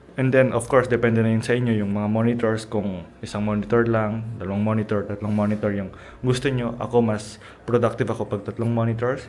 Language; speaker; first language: Filipino; early bilingual, heritage; Filipino